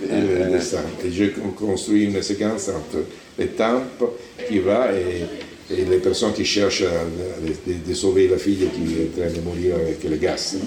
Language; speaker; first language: French; non-native, learner; Italian